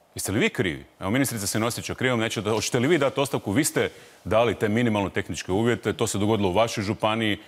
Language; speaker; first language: Croatian; native; Croatian